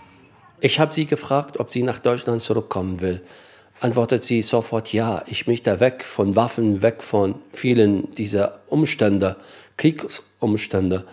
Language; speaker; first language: German; non-native, fluent; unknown